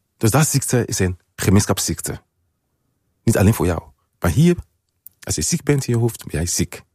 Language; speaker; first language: Dutch; non-native, fluent; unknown